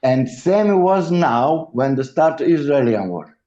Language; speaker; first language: English; non-native, learner; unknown